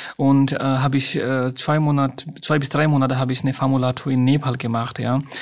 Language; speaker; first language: German; non-native, fluent; Nepali